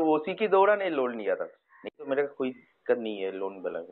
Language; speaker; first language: Hindi; non-native, local second language; Bangla